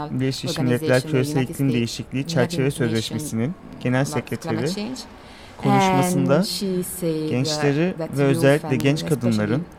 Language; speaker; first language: Turkish; non-native, learner; Italian